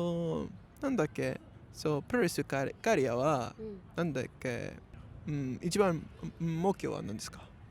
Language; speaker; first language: Japanese; non-native, learner; English